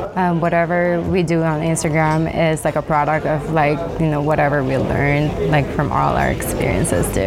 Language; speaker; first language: English; non-native, local second language; Filipino